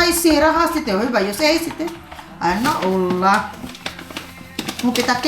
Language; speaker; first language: Finnish; non-native, learner; Filipino